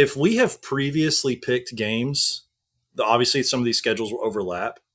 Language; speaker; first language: English; native; English